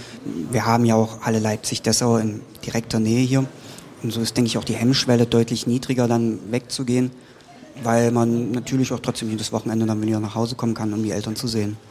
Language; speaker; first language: German; native; German